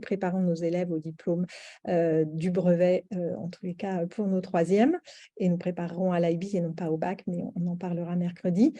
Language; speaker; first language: French; native; French